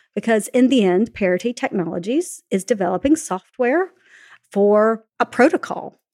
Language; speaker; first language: English; native; English